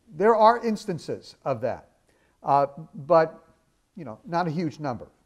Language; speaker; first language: English; native; English